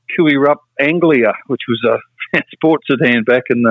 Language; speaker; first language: English; native; English